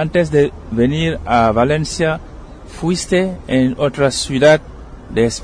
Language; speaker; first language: Spanish; non-native, fluent; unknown